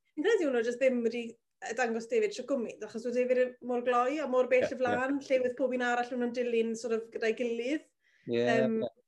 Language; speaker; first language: Welsh; native; Welsh